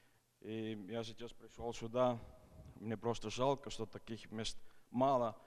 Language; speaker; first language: Russian; non-native, fluent; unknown